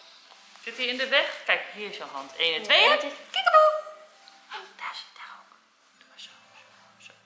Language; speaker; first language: Dutch; native; Dutch